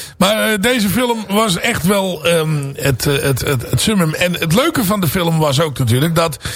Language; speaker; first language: Dutch; native; Dutch